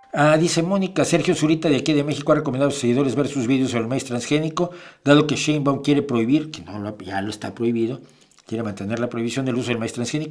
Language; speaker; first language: Spanish; native; Spanish